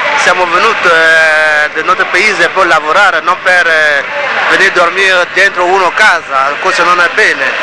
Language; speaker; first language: Italian; non-native, learner; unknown